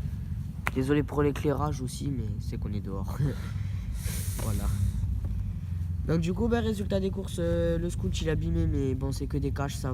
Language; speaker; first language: French; native; French